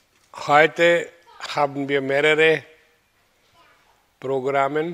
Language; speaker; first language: German; non-native, learner; Hindi